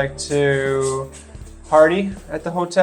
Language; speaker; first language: English; native; English